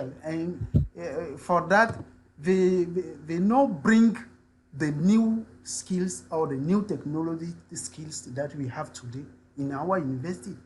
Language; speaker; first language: English; non-native, learner; French